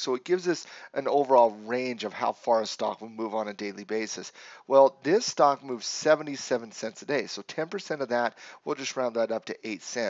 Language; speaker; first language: English; native; English